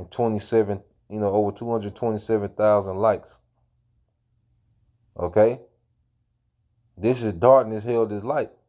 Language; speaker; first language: English; native; English